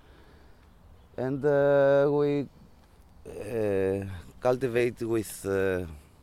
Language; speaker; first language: English; non-native, learner; Greek